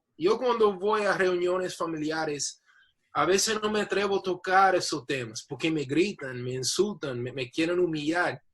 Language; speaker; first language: Spanish; non-native, fluent; English